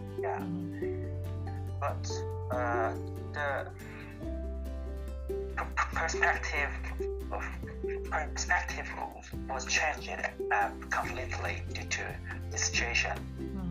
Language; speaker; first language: English; non-native, learner; Korean